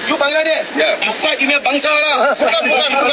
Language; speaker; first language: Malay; non-native, learner; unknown